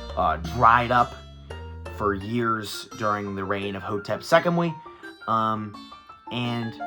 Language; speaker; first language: English; native; English